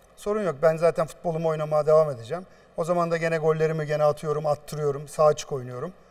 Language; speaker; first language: Turkish; native; Turkish